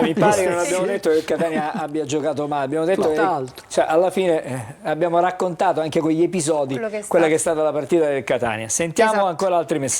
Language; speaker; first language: Italian; native; Italian